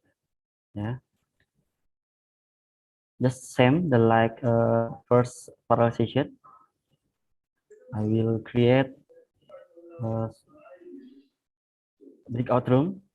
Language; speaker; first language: English; non-native, fluent; Indonesian